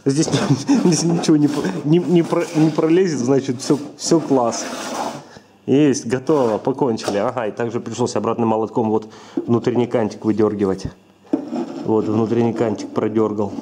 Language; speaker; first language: Russian; native; Russian